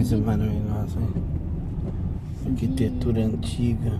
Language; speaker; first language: Portuguese; native; Portuguese